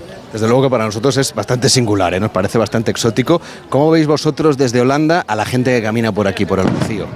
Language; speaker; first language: Spanish; native; Spanish